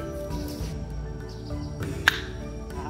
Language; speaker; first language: English; non-native, learner; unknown